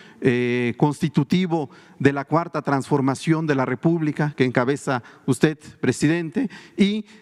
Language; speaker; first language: Spanish; non-native, local second language; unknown